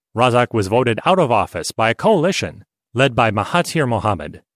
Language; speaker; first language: English; non-native, fluent; Hungarian